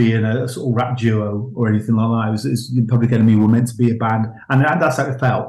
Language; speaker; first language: English; native; English